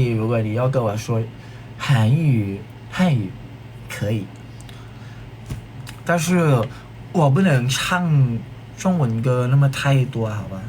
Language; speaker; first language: Chinese; non-native, learner; Thai